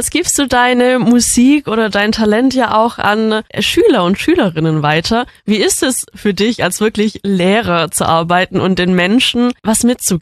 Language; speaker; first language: German; native; German